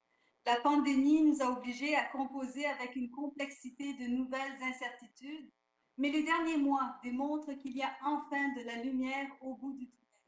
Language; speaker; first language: French; native; French